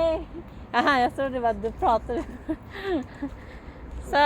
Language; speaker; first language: Swedish; non-native, learner; Filipino